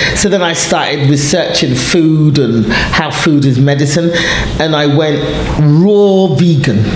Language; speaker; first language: English; native; English